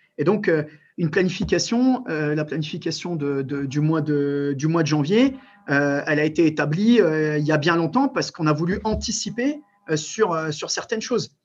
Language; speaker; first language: French; early bilingual, other home language; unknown